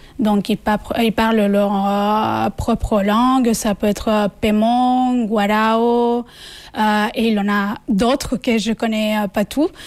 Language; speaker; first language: French; non-native, fluent; Spanish